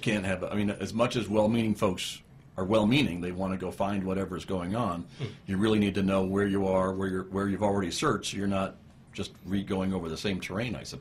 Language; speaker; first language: English; native; English